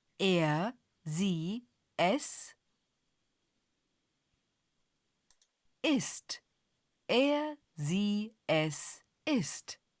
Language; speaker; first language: German; non-native, learner; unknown